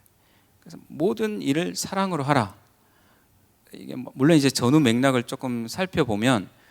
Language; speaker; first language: Korean; native; Korean